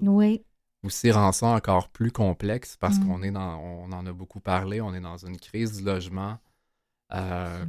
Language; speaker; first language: French; native; French